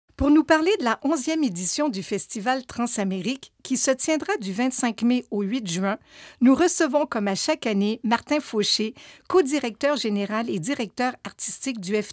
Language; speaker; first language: French; native; French